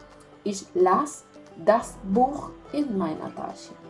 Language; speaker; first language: German; non-native, fluent; Spanish